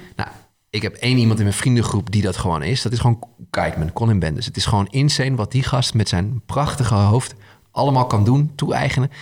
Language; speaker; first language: Dutch; early bilingual, other home language; Arabic